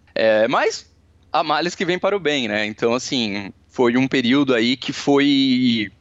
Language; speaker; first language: Portuguese; native; Portuguese